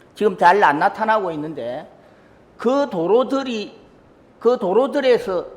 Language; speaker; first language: Korean; native; Korean